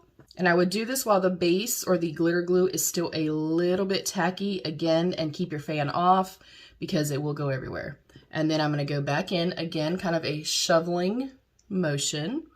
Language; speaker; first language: English; native; English